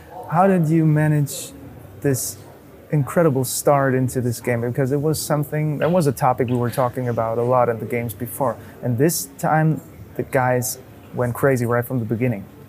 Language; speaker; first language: English; non-native, fluent; German